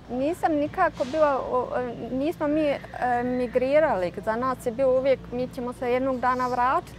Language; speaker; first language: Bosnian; early bilingual, heritage; Bosnian